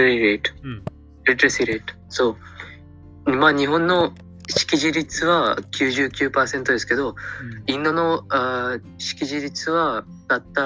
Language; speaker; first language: Japanese; non-native, fluent; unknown